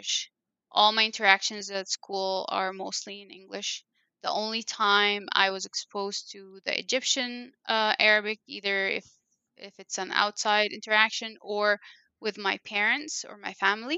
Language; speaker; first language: English; non-native, fluent; Arabic